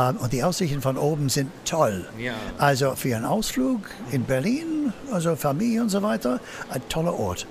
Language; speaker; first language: German; non-native, fluent; English